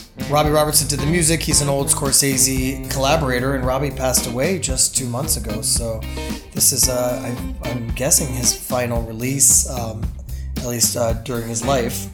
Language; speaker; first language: English; native; English